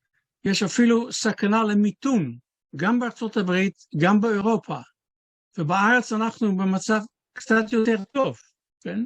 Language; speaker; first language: Hebrew; non-native, fluent; Dutch